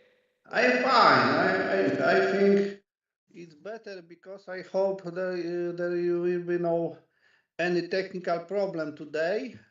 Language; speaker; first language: English; non-native, learner; Polish